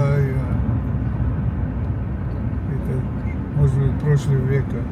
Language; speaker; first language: Russian; non-native, local second language; Uzbek